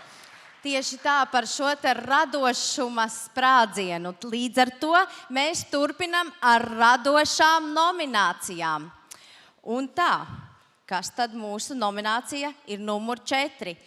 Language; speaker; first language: Latvian; native; Latvian